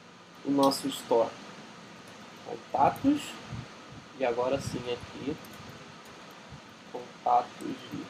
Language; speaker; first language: Portuguese; native; Portuguese